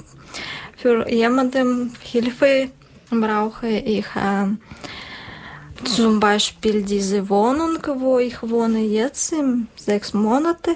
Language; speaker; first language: German; non-native, learner; Russian